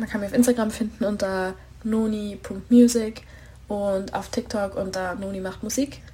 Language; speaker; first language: German; native; German